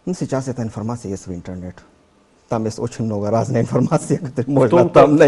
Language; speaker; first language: Russian; non-native, learner; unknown